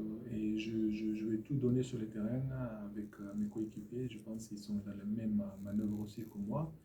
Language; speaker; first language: French; non-native, learner; Fijian